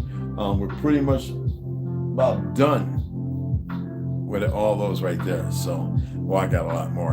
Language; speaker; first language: English; native; English